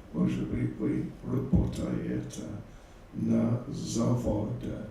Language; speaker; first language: Russian; non-native, learner; English